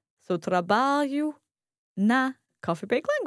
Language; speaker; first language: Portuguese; non-native, learner; English